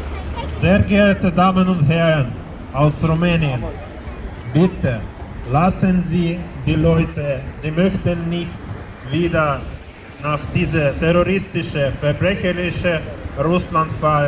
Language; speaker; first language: German; non-native, fluent; Ukrainian